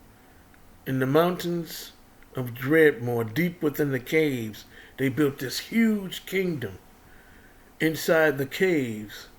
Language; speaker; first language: English; native; English